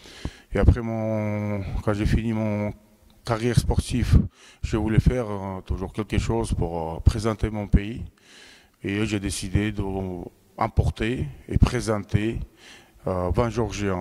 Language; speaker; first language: French; non-native, fluent; Georgian